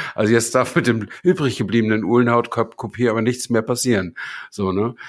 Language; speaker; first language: German; native; German